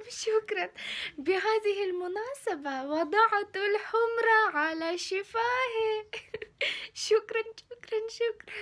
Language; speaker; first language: Arabic; non-native, fluent; Ukrainian